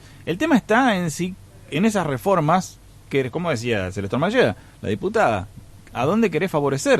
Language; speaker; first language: Spanish; native; Spanish